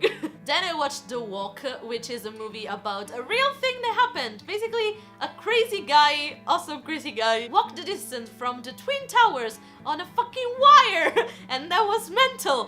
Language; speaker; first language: English; non-native, fluent; Italian